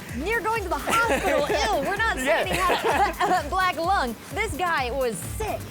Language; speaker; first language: English; native; English